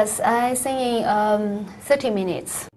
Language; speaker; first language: English; non-native, learner; Chinese